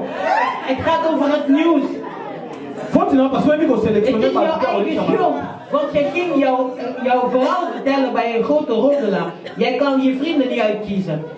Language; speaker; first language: Dutch; early bilingual, other home language; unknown